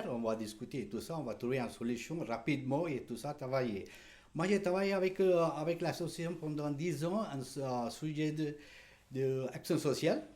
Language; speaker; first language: French; non-native, learner; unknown